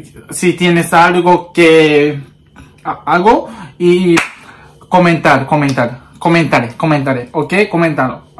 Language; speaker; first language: Spanish; non-native, learner; Japanese